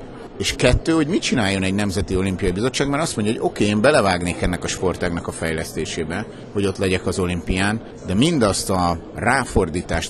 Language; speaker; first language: Hungarian; native; Hungarian